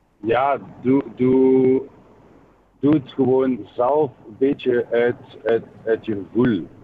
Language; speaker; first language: Dutch; native; Dutch